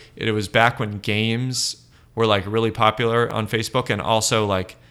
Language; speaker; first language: English; native; English